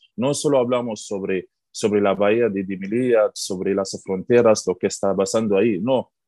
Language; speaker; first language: Spanish; non-native, learner; Arabic